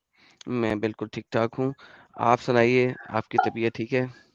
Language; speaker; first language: Hindi; native; Hindi